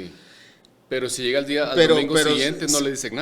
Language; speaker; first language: Spanish; native; Spanish